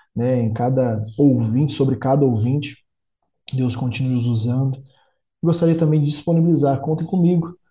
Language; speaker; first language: Portuguese; native; Portuguese